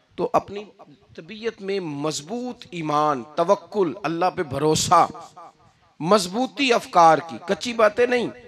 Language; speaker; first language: Urdu; non-native, local second language; Punjabi